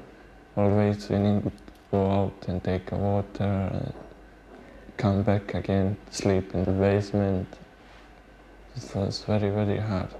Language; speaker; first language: English; non-native, learner; Bosnian